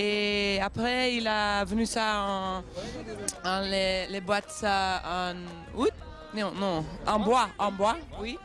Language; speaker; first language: French; non-native, local second language; Dutch